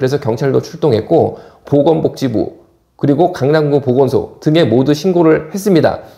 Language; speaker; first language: Korean; native; Korean